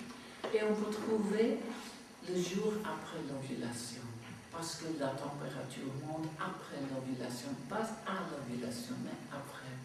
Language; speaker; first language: French; non-native, fluent; English